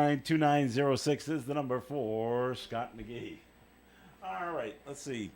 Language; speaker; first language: English; native; English